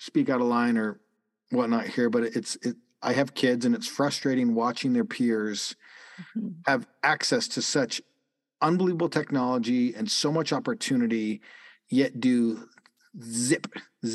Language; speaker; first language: English; native; English